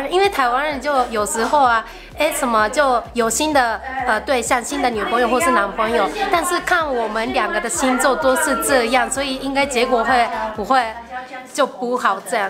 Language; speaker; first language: Chinese; non-native, fluent; Japanese